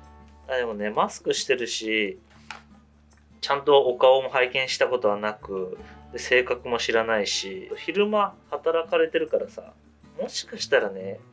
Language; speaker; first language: Japanese; native; Japanese